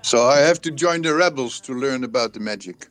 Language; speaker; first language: English; non-native, fluent; Dutch